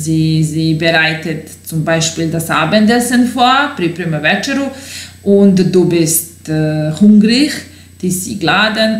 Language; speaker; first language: German; non-native, fluent; Serbian